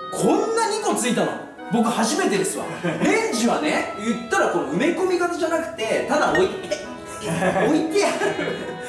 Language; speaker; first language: Japanese; native; Japanese